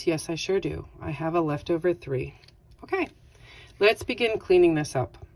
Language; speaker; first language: English; native; English